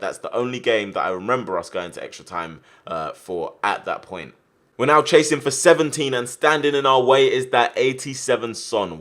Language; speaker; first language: English; native; English